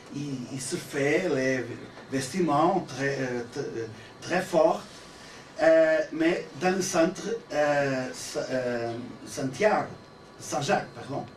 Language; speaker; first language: French; non-native, learner; Portuguese